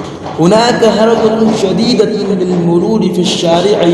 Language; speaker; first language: Arabic; non-native, learner; Urdu